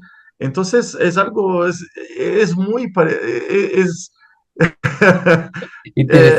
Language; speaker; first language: Spanish; non-native, fluent; Portuguese